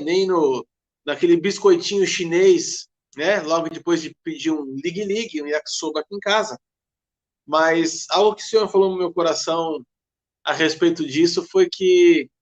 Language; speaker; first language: Portuguese; native; Portuguese